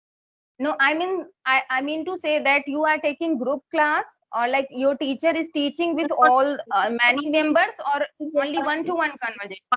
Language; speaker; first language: English; non-native, fluent; Hindi